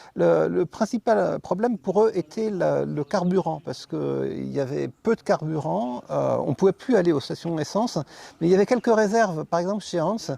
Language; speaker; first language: French; native; French